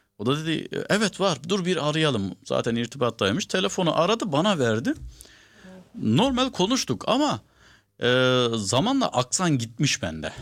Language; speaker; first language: Turkish; native; Turkish